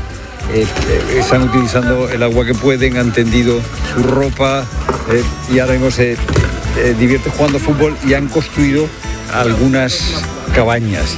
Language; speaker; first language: Spanish; native; Spanish